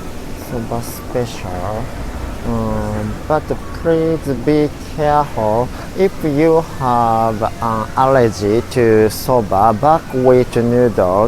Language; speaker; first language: English; non-native, learner; Japanese